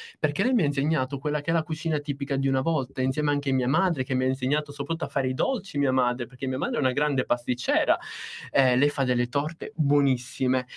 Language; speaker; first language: Italian; native; Italian